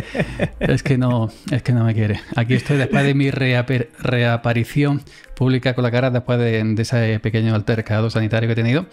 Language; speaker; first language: Spanish; native; Spanish